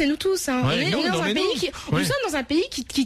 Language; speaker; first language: French; native; French